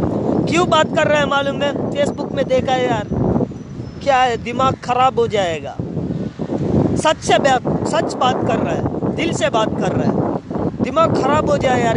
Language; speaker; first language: Hindi; non-native, learner; Tamil